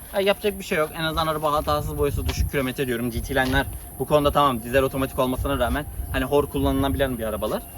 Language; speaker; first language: Turkish; native; Turkish